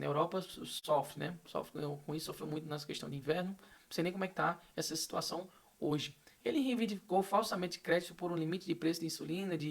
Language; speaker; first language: Portuguese; native; Portuguese